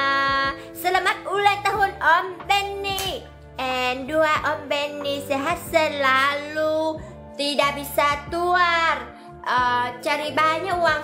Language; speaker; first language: Indonesian; non-native, learner; Vietnamese